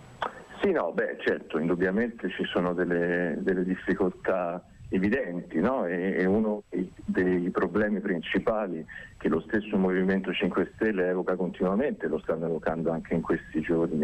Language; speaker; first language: Italian; native; Italian